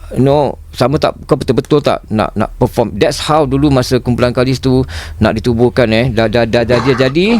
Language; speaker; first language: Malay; native; Malay